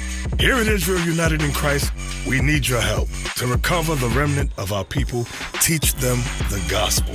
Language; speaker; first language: English; native; English